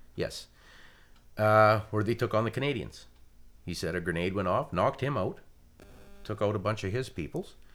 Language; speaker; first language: English; native; English